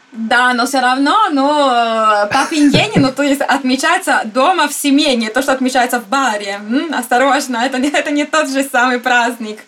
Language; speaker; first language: Russian; non-native, fluent; Italian